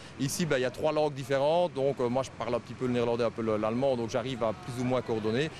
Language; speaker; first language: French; native; French